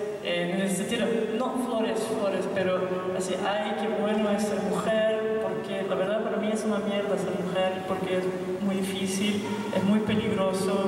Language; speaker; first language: Spanish; non-native, local second language; Portuguese